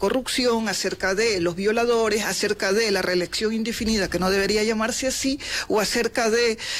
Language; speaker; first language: Spanish; native; Spanish